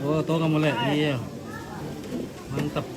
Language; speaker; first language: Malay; non-native, local second language; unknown